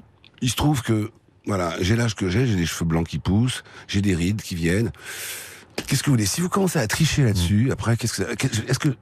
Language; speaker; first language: French; native; French